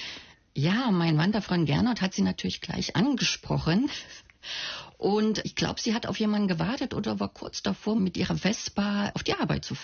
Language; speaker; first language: German; native; German